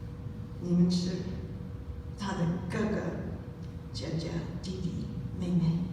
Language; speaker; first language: Chinese; non-native, learner; English